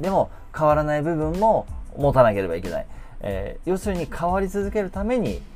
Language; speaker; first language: Japanese; native; Japanese